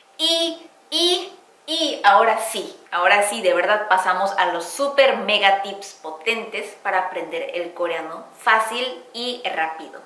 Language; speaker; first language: Spanish; non-native, fluent; Korean